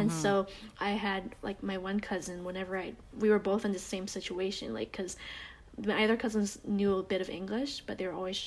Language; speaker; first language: English; native; English